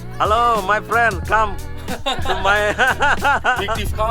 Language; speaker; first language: English; non-native, learner; Korean